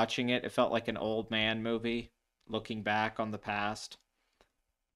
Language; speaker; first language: English; native; English